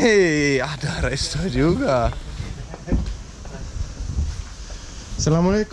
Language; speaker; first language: Indonesian; non-native, learner; Danish